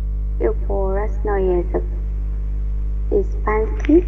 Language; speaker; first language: Russian; non-native, learner; Vietnamese